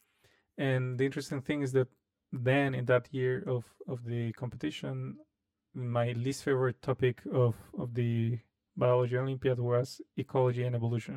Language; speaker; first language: English; non-native, fluent; Spanish